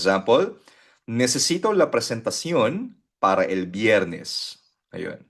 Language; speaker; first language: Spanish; non-native, fluent; Filipino